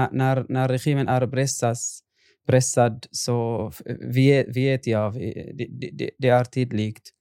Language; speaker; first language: Swedish; non-native, fluent; Arabic